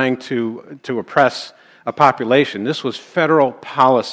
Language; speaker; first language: English; native; English